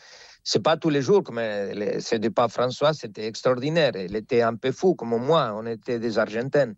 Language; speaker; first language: French; non-native, fluent; Spanish